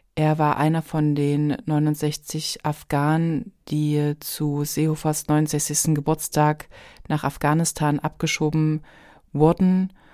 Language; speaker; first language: German; native; German